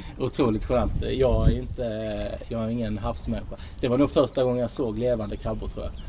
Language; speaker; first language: Swedish; native; Swedish